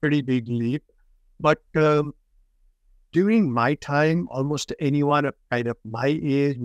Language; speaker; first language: English; non-native, local second language; Nepali